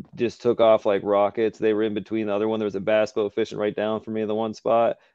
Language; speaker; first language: English; native; English